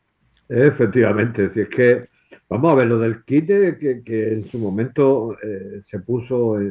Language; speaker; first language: Spanish; native; Spanish